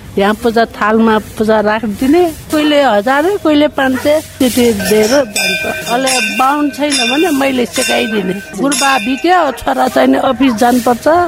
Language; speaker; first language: Nepali; non-native, local second language; Newari